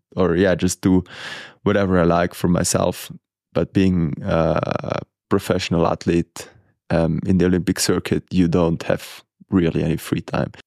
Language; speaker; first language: English; non-native, fluent; Italian